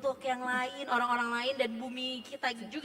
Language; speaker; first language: Indonesian; native; Indonesian